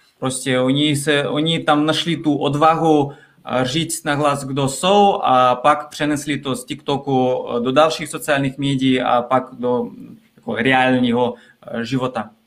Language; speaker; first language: Czech; non-native, fluent; Russian